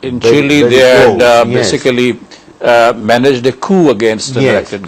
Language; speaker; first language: English; non-native, local second language; Urdu